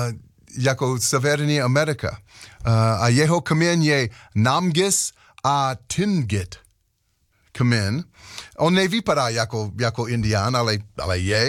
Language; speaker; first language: Czech; non-native, learner; English